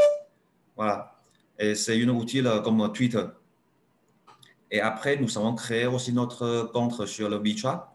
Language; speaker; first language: French; non-native, learner; Chinese